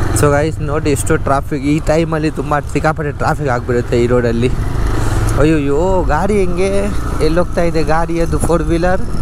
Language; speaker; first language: Kannada; non-native, local second language; Hindi